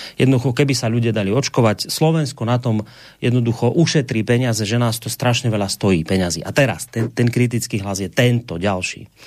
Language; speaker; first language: Slovak; native; Slovak